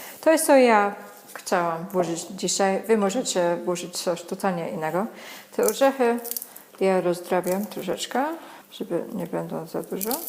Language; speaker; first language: Polish; non-native, learner; English